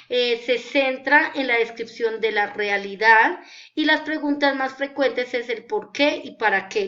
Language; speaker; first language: Spanish; native; Spanish